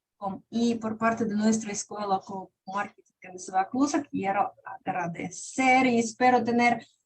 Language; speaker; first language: Spanish; non-native, fluent; Russian